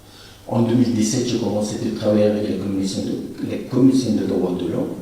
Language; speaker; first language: French; non-native, fluent; Persian